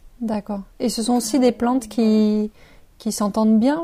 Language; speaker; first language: French; native; French